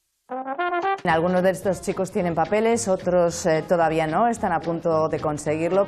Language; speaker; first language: Spanish; native; Spanish